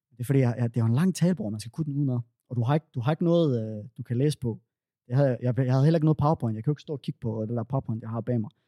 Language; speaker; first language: Danish; native; Danish